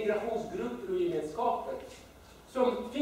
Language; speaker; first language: Swedish; non-native, fluent; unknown